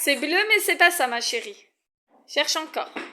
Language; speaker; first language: French; native; French